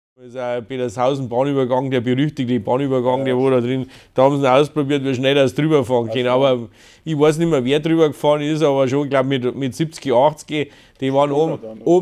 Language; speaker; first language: German; native; German